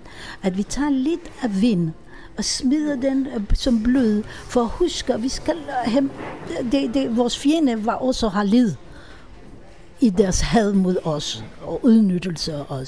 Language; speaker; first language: Danish; non-native, fluent; Hebrew